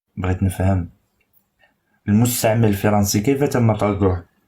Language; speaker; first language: Arabic; native; Arabic